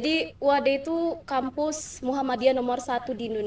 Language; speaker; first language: Indonesian; native; Indonesian